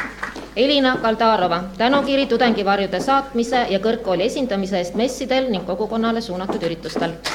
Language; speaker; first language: Estonian; native; Estonian